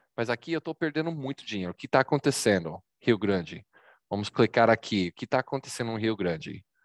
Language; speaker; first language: Portuguese; non-native, fluent; English